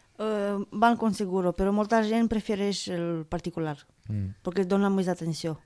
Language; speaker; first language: Catalan; non-native, fluent; Romanian